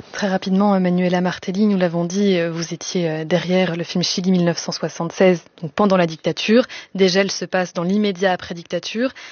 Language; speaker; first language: French; native; French